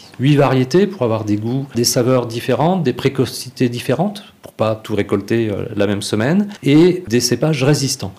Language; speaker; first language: French; native; French